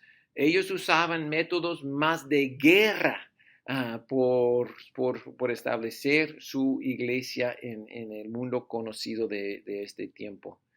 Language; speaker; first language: Spanish; non-native, fluent; English